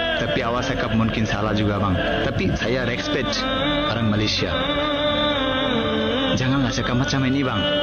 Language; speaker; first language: Malay; non-native, learner; Bangla